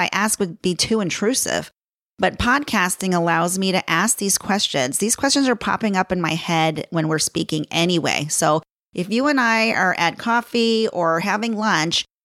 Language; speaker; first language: English; native; English